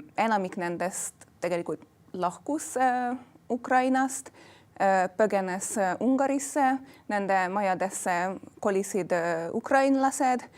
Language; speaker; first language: Estonian; non-native, fluent; Hungarian